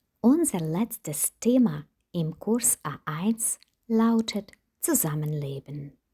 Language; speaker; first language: German; non-native, fluent; Ukrainian